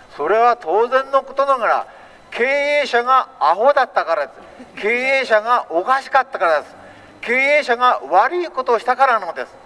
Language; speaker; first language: Japanese; native; Japanese